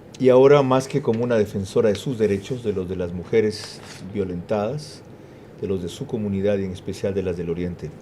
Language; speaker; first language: Spanish; native; Spanish